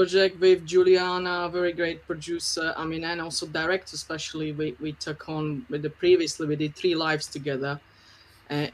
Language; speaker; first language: English; non-native, fluent; Slovak